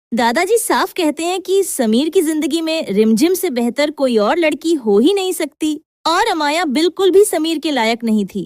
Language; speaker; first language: Hindi; native; Hindi